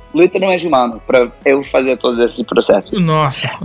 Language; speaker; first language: Portuguese; non-native, fluent; English